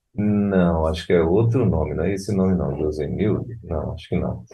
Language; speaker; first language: Portuguese; native; Portuguese